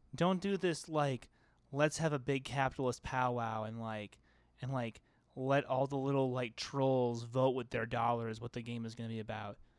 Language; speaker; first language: English; native; English